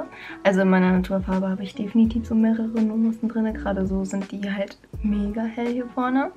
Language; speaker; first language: German; native; German